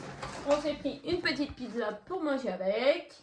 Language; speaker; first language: French; native; French